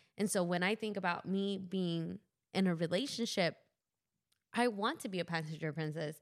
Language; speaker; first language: English; early bilingual, other home language; Spanish